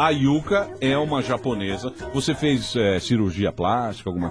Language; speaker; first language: Portuguese; native; Portuguese